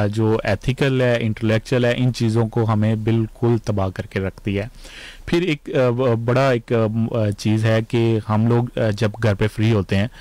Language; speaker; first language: Urdu; native; Urdu